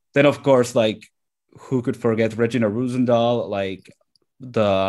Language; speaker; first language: English; non-native, fluent; Finnish